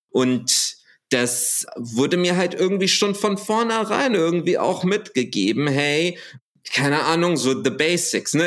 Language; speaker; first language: German; early bilingual, other home language; Arabic